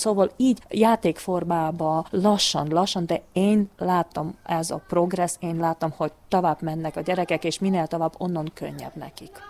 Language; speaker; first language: Hungarian; non-native, local second language; Ukrainian